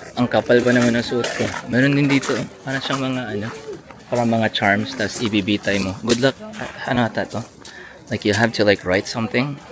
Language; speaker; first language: Filipino; native; Filipino